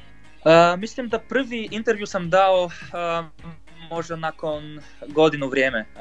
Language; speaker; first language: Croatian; non-native, fluent; Polish